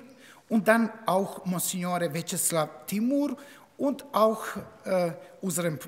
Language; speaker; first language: German; non-native, fluent; Croatian